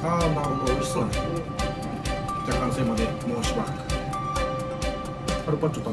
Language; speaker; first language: Japanese; native; Japanese